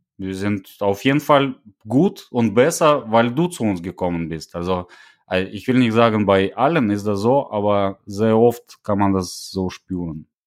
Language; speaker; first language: German; non-native, fluent; Russian